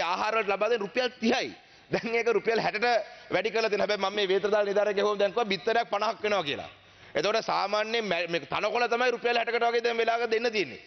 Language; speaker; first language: Sinhala; non-native, local second language; Tamil